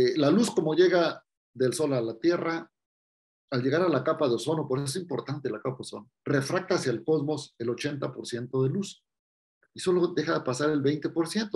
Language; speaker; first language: Spanish; native; Spanish